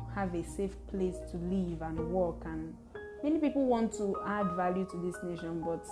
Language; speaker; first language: English; non-native, local second language; Igbo